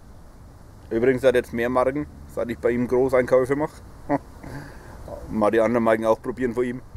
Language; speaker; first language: German; native; German